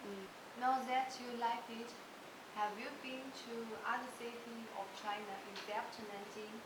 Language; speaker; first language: English; non-native, learner; Chinese